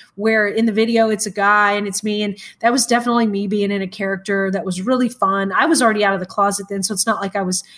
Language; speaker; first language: English; native; English